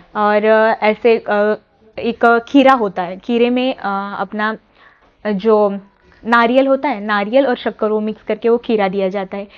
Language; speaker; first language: Hindi; non-native, local second language; Marathi